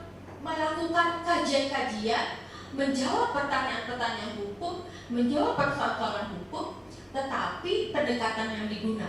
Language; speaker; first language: Indonesian; native; Indonesian